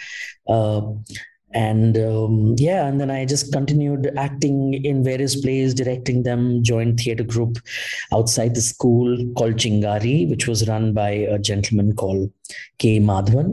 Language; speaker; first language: English; non-native, local second language; Hindi